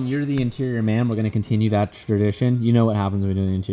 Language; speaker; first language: English; native; English